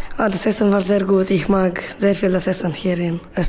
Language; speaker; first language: German; non-native, learner; Romanian